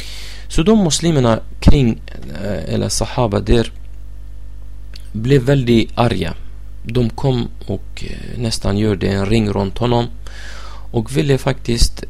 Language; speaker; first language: Swedish; non-native, fluent; Arabic